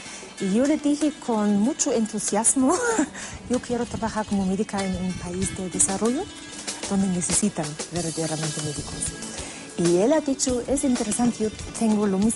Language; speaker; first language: Spanish; non-native, fluent; German